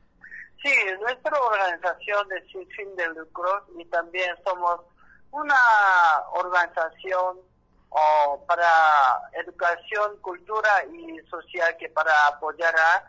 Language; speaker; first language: Spanish; non-native, learner; Korean